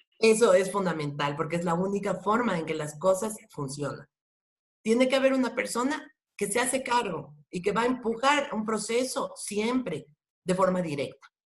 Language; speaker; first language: Spanish; native; Spanish